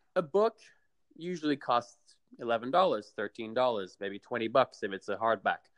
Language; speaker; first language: English; native; English